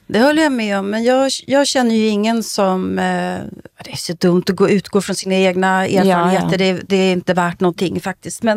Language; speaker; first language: Swedish; native; Swedish